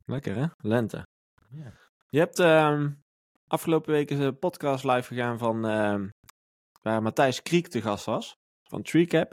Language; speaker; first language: Dutch; native; Dutch